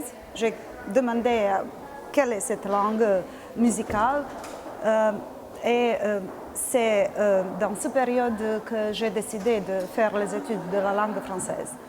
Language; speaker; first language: French; non-native, fluent; Serbian